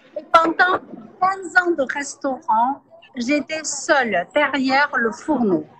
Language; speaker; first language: French; non-native, fluent; Chinese